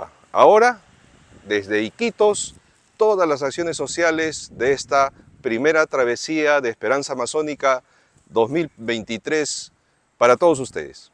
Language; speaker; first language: Spanish; native; Spanish